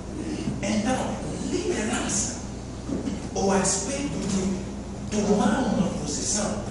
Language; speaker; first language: Portuguese; non-native, fluent; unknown